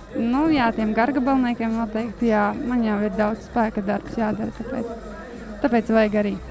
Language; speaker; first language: Latvian; native; Latvian